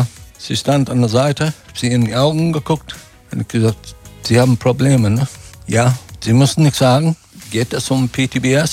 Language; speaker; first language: German; non-native, fluent; English